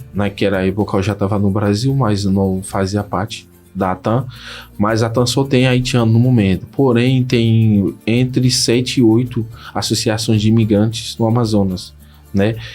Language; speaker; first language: Portuguese; non-native, fluent; Haitian Creole